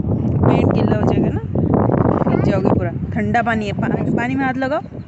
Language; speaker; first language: Hindi; non-native, local second language; Odia